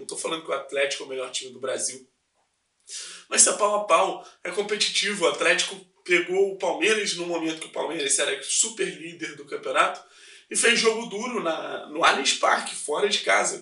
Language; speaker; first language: Portuguese; native; Portuguese